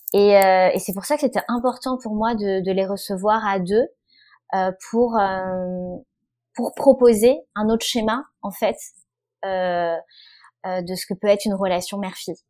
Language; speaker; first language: French; early bilingual, other home language; Vietnamese